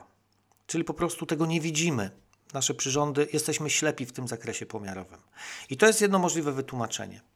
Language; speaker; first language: Polish; native; Polish